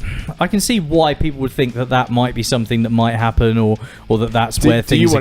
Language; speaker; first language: English; native; English